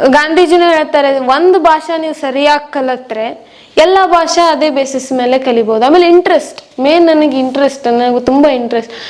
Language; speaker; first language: Kannada; non-native, local second language; Marwari